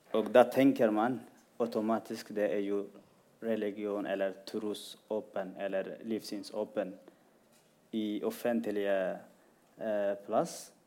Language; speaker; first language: Norwegian; non-native, fluent; Tigrinya